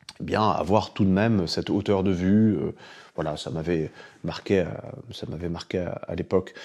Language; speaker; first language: French; native; French